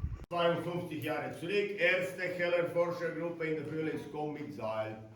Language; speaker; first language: German; non-native, learner; Croatian